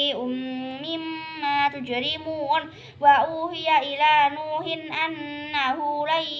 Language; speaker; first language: Arabic; non-native, learner; Indonesian